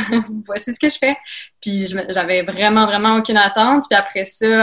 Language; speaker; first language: French; native; French